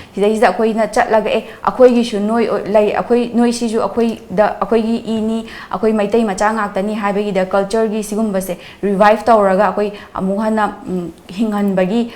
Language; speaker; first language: Manipuri; native; Manipuri